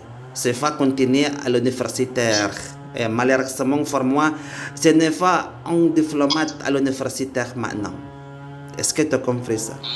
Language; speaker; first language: French; non-native, learner; Indonesian